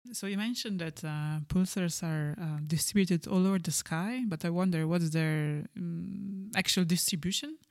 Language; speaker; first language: English; non-native, fluent; Slovenian